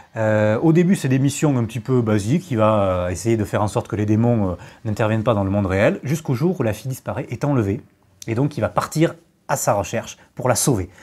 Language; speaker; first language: French; native; French